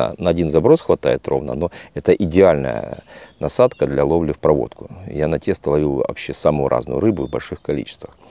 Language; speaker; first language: Russian; native; Russian